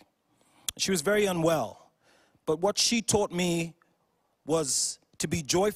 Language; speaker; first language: English; non-native, local second language; Ganda